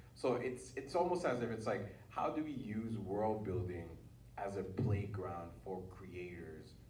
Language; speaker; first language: English; early bilingual, other home language; Haitian Creole